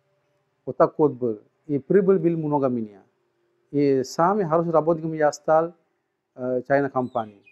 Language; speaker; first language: Russian; non-native, learner; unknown